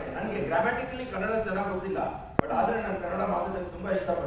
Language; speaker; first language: Kannada; non-native, local second language; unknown